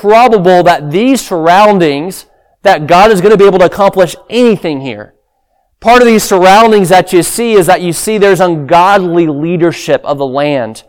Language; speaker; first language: English; native; English